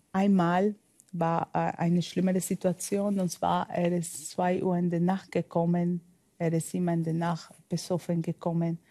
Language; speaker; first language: German; non-native, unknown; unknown